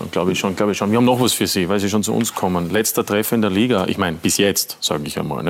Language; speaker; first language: German; native; German